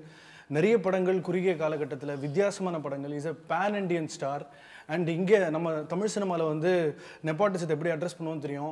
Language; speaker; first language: Tamil; native; Tamil